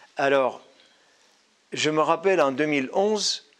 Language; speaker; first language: French; non-native, fluent; Arabic